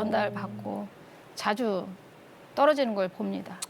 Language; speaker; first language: Korean; native; Korean